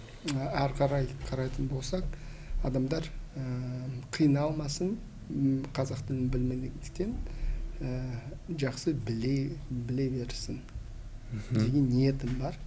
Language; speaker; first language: Kazakh; non-native, local second language; Russian